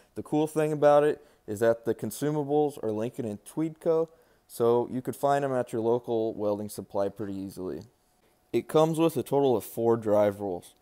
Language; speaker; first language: English; native; English